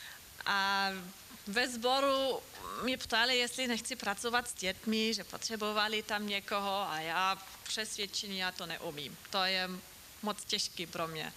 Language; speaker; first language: Czech; non-native, fluent; German